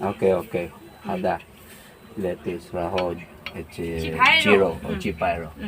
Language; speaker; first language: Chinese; non-native, learner; Filipino